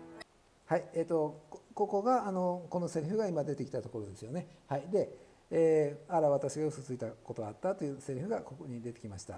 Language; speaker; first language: Japanese; native; Japanese